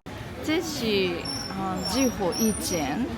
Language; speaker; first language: Chinese; non-native, learner; Japanese